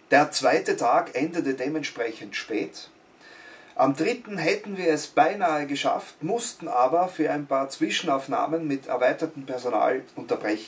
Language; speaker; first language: German; native; German